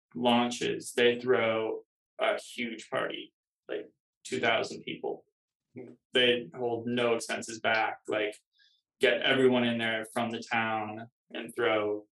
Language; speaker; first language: English; native; English